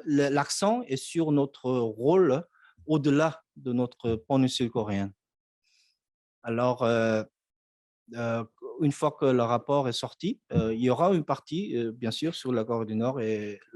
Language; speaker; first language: French; non-native, fluent; Korean